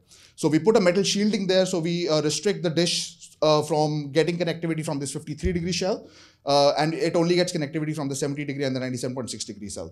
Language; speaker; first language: English; non-native, fluent; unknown